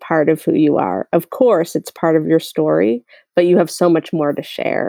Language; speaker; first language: English; native; English